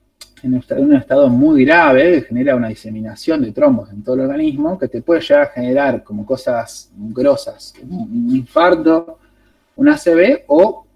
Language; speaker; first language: Spanish; native; Spanish